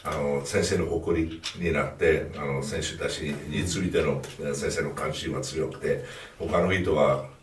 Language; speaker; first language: Japanese; non-native, fluent; Hungarian